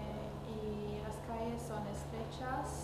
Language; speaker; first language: Spanish; non-native, learner; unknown